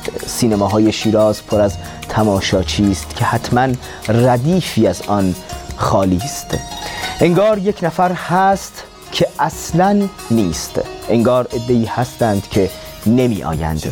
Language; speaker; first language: Persian; native; Persian